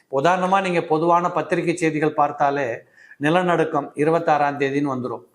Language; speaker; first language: Tamil; native; Tamil